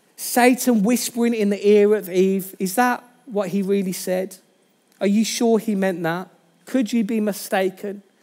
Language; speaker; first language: English; native; English